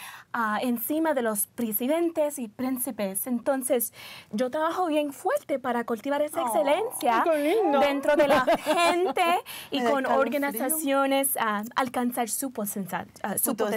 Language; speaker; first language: Spanish; early bilingual, heritage; Spanish